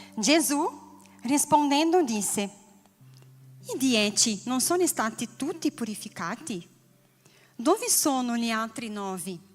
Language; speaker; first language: Italian; non-native, learner; Portuguese